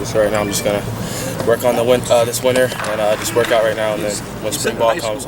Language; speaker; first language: English; native; English